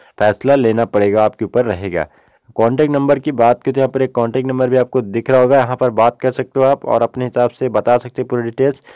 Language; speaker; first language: Hindi; native; Hindi